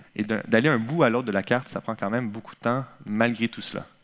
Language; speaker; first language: French; native; French